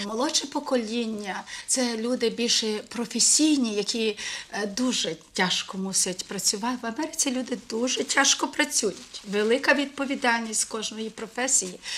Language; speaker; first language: Ukrainian; early bilingual, heritage; Ukrainian